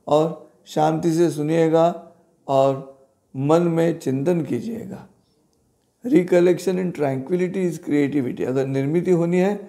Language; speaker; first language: Hindi; non-native, local second language; Marathi